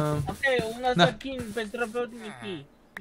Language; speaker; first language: Russian; non-native, learner; Latvian